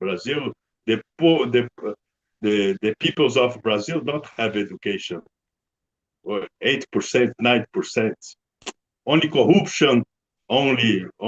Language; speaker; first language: English; non-native, learner; Portuguese